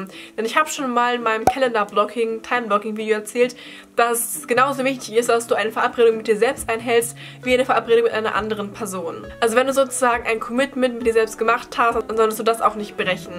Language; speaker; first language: German; native; German